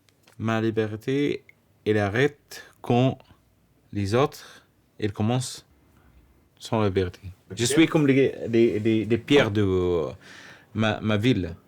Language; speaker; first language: French; non-native, learner; Arabic